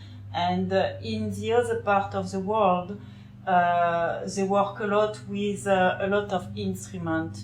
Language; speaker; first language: English; non-native, learner; French